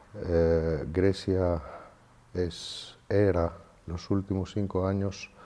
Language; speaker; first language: Spanish; non-native, fluent; Greek